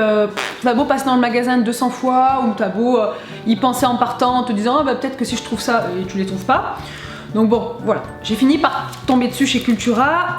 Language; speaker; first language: French; native; French